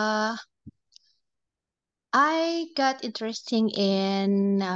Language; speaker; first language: English; non-native, learner; Indonesian